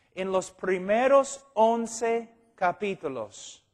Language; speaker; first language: Spanish; non-native, fluent; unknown